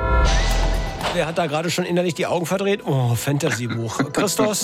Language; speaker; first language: German; native; German